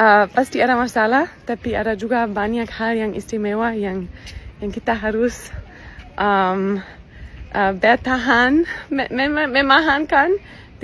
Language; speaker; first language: Indonesian; non-native, fluent; German